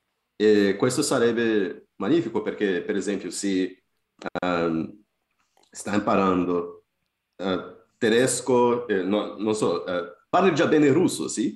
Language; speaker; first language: Italian; non-native, fluent; Portuguese